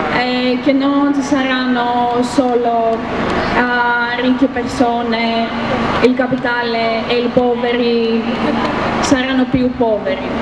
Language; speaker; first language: Italian; non-native, learner; Greek